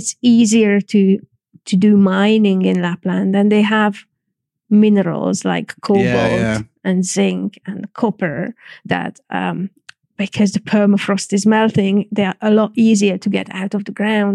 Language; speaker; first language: English; non-native, fluent; Hungarian